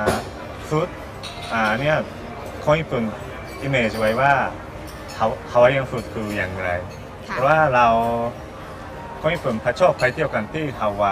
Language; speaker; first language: Thai; non-native, learner; Japanese